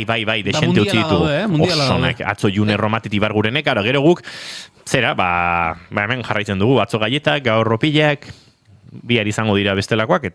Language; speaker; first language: Basque; native; Basque